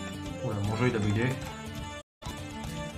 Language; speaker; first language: French; native; French